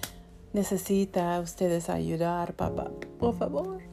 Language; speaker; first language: Spanish; non-native, learner; English